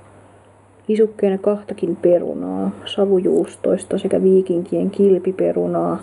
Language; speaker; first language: Finnish; native; Finnish